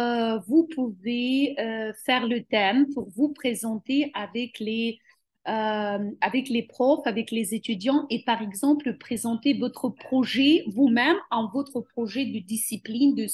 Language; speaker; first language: French; non-native, fluent; Ukrainian